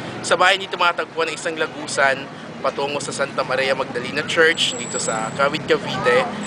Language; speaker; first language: Filipino; native; Filipino